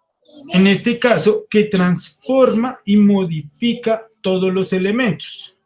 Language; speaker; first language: Spanish; native; Spanish